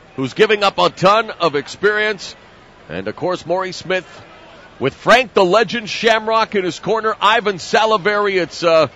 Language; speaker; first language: English; native; English